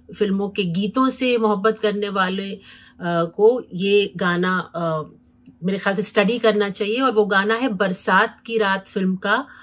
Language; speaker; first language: Hindi; native; Hindi